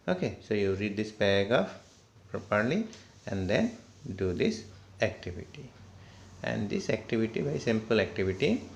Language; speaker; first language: English; non-native, local second language; Assamese